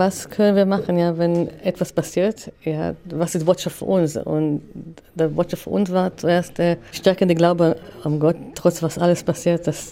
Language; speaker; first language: German; non-native, learner; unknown